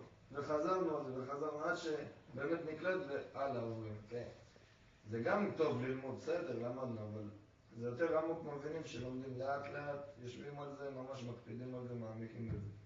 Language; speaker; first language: Hebrew; non-native, local second language; English